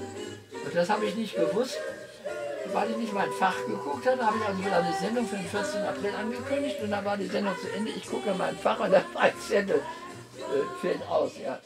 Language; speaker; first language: German; native; German